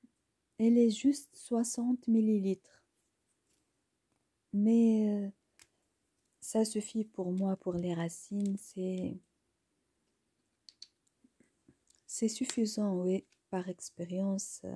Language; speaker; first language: French; non-native, local second language; Arabic